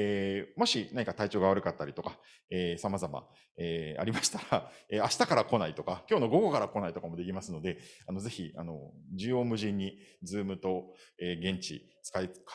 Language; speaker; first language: Japanese; native; Japanese